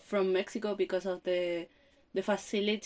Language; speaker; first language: English; non-native, learner; Spanish